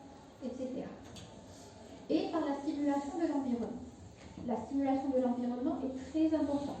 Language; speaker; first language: French; non-native, local second language; Arabic